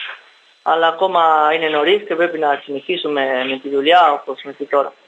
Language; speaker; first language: Greek; non-native, learner; Spanish